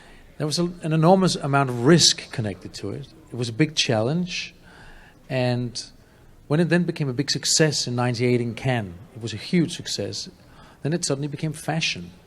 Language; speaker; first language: English; non-native, fluent; Danish